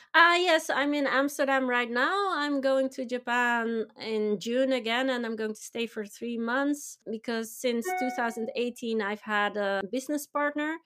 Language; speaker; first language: English; non-native, fluent; Dutch